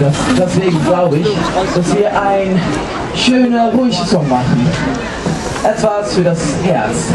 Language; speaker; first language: German; non-native, learner; Dutch